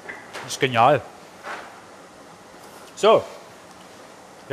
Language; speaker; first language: German; native; German